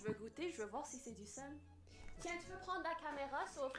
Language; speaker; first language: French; non-native, fluent; English